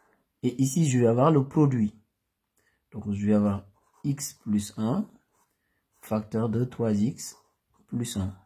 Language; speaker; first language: French; native; French